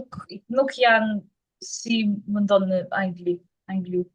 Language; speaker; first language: Albanian; non-native, learner; English